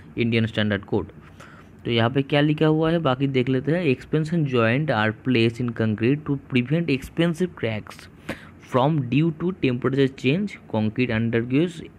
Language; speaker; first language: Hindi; non-native, local second language; Bangla